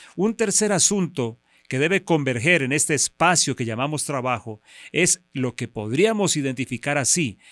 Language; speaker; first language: Spanish; native; Spanish